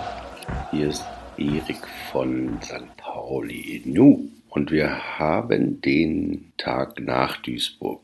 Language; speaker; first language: German; native; German